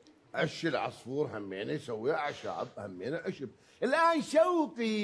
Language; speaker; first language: Arabic; native; Arabic